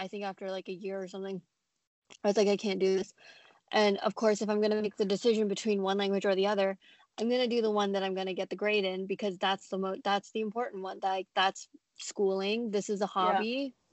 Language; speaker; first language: English; native; English